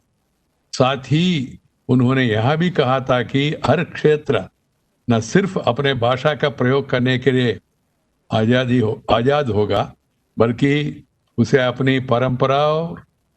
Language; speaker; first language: Hindi; non-native, local second language; Telugu